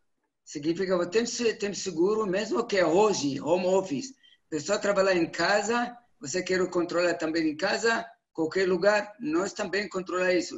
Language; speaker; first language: Portuguese; non-native, learner; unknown